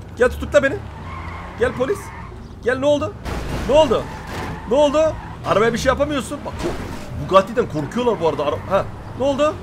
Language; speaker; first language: Turkish; native; Turkish